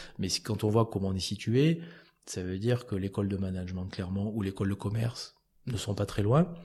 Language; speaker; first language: French; native; French